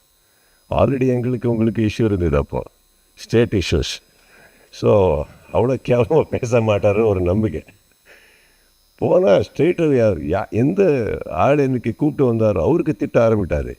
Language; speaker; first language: Tamil; non-native, learner; Kannada